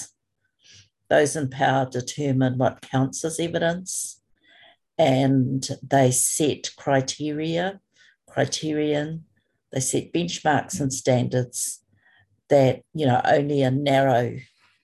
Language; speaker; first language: English; native; English